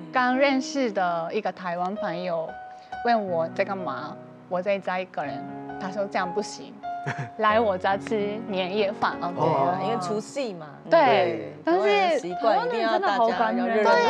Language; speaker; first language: Chinese; non-native, fluent; Japanese